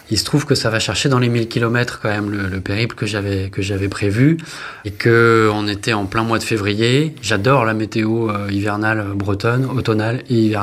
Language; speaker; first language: French; native; French